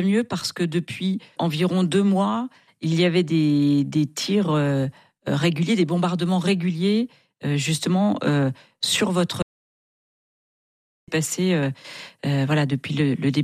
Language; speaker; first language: French; native; French